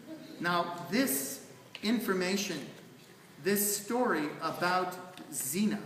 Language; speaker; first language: English; native; English